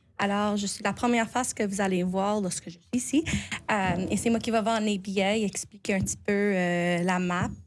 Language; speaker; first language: French; native; French